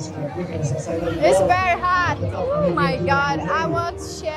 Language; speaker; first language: English; non-native, learner; Portuguese